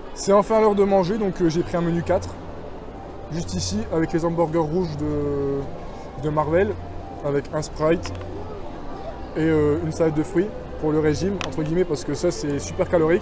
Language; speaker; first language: French; native; French